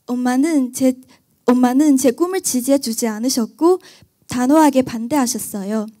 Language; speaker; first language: Korean; non-native, fluent; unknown